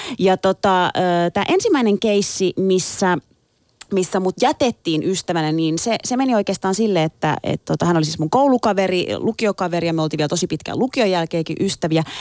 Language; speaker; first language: Finnish; early bilingual, other home language; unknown